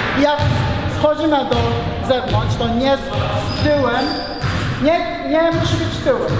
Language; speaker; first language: Polish; non-native, learner; Japanese